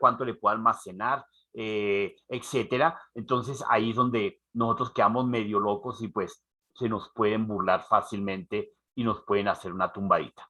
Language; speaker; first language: Spanish; native; Spanish